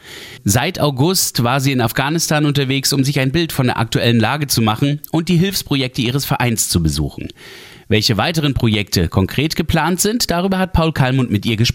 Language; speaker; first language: German; native; German